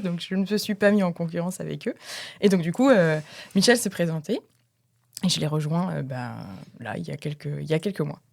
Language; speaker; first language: French; native; French